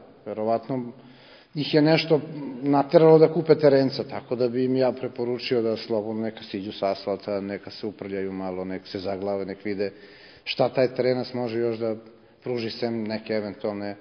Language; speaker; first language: Bosnian; native; Bosnian